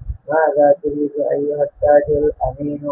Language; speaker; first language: Arabic; non-native, learner; Bangla